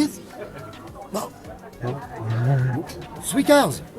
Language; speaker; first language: English; non-native, learner; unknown